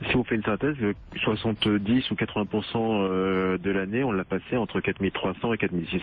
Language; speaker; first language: French; native; French